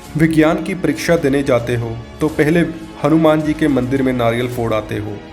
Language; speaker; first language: Hindi; native; Hindi